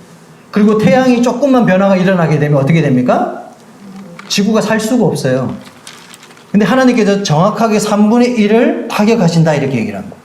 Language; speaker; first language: Korean; native; Korean